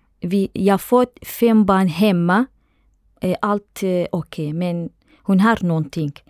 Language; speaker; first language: Swedish; non-native, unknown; Central Kurdish